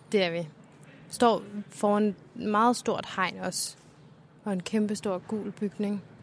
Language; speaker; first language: Danish; native; Danish